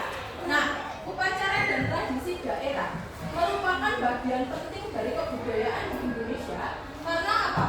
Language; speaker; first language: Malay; non-native, local second language; Javanese